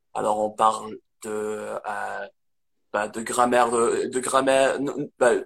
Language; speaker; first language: French; non-native, fluent; English